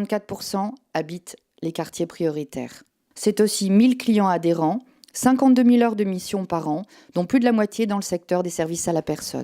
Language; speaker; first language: French; native; French